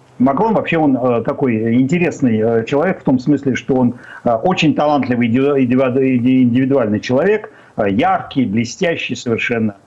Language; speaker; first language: Russian; native; Russian